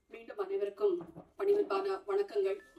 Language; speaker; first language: Tamil; native; Tamil